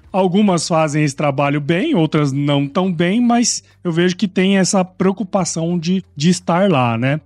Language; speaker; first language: Portuguese; native; Portuguese